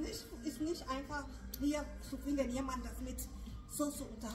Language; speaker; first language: German; non-native, learner; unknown